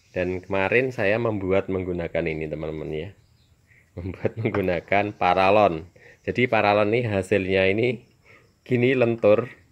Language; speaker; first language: Indonesian; native; Indonesian